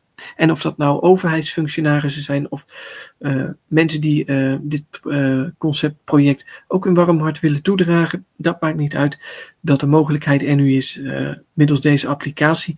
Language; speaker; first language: Dutch; native; Dutch